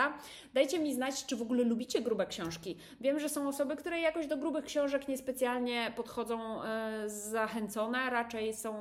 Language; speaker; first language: Polish; native; Polish